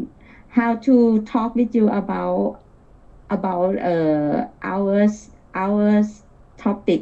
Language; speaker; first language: English; non-native, learner; Thai